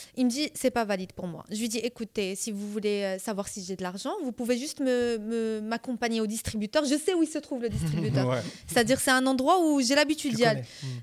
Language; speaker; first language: French; non-native, local second language; Arabic